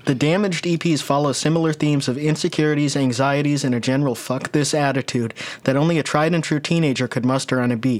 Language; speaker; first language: English; native; English